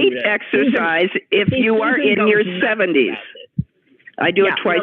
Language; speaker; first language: English; native; English